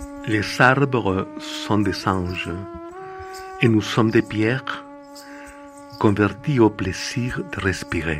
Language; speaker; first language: French; non-native, fluent; Spanish